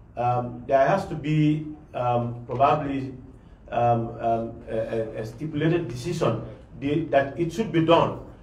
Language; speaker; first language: English; non-native, local second language; Mandingo